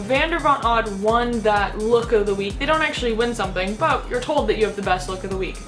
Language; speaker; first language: English; native; English